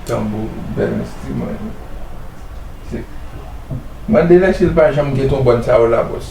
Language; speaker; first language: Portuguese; non-native, learner; Haitian Creole